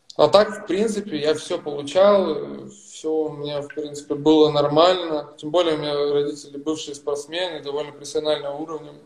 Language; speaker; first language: Russian; native; Russian